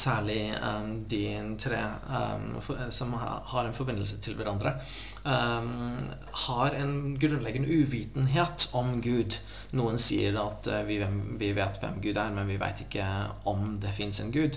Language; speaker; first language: Norwegian; non-native, fluent; English